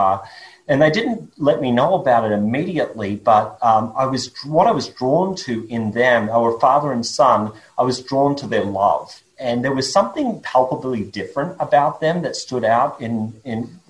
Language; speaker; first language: English; native; English